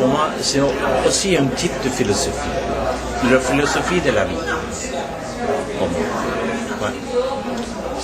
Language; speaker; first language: French; non-native, learner; Norwegian